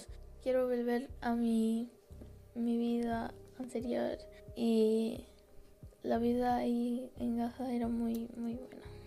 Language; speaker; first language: Spanish; non-native, learner; Arabic